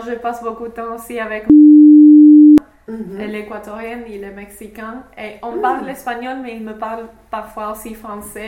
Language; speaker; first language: French; non-native, fluent; English